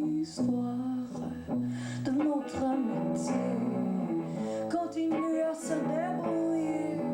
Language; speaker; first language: French; non-native, learner; English